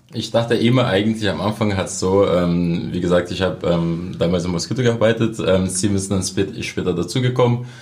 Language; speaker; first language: German; non-native, fluent; Portuguese